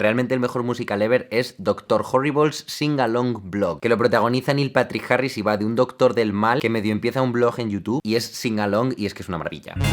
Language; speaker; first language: Spanish; native; Spanish